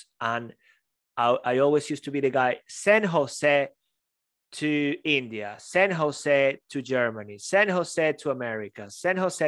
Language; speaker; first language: English; non-native, fluent; Spanish